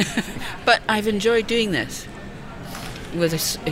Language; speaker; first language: English; native; English